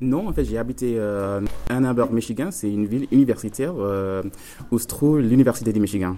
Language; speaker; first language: French; non-native, fluent; English